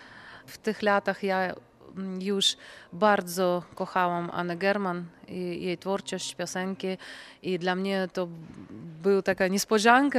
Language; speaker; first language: Polish; non-native, fluent; Russian